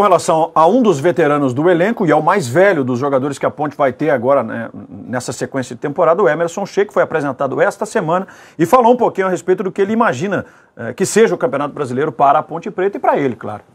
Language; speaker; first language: Portuguese; native; Portuguese